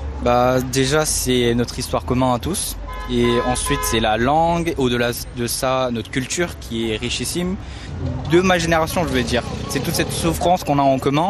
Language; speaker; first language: French; early bilingual, other home language; Tibetan